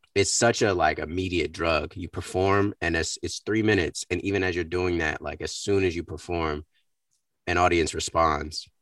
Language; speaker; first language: English; native; English